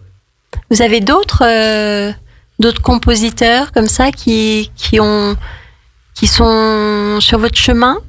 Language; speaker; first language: French; native; French